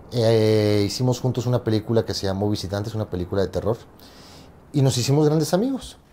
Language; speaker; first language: Spanish; native; Spanish